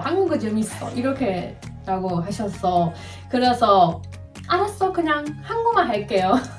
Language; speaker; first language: Korean; non-native, fluent; Persian